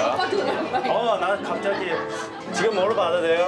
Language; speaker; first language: Korean; non-native, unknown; Chinese